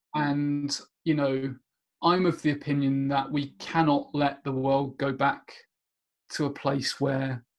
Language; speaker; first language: English; native; English